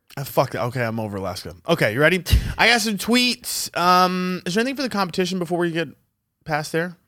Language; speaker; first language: English; early bilingual, other home language; Italian